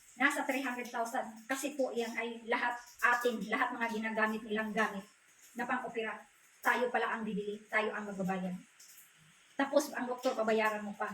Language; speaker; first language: Filipino; non-native, local second language; Cebuano